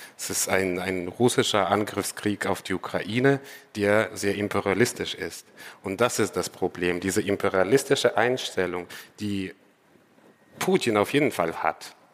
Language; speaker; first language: German; non-native, fluent; Ukrainian